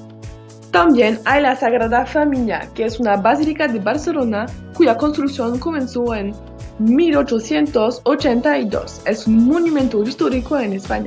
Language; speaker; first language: Spanish; non-native, learner; French